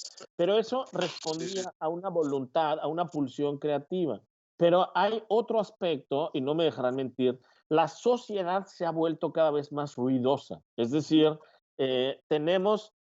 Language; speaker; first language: Spanish; native; Spanish